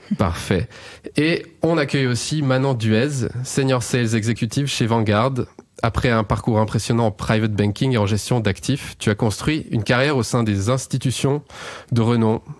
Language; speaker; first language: French; native; French